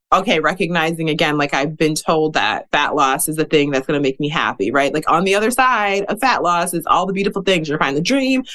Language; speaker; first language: English; native; English